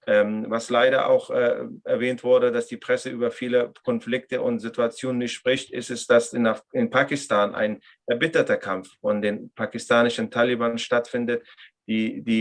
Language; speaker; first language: German; non-native, fluent; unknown